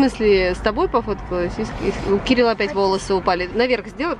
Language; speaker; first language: Russian; native; Russian